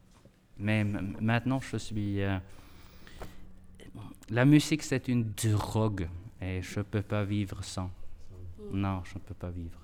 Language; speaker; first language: French; non-native, fluent; Swedish